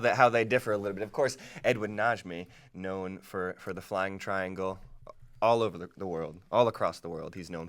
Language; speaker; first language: English; native; English